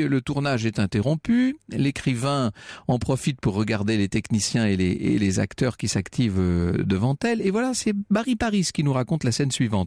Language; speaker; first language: French; native; French